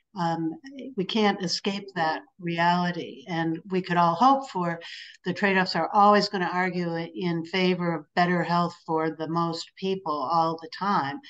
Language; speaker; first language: English; native; English